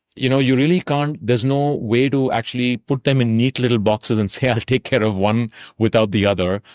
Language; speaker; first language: English; non-native, local second language; Tamil